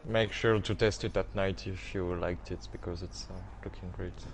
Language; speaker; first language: English; non-native, fluent; French